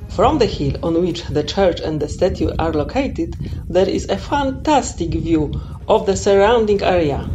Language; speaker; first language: English; non-native, fluent; Polish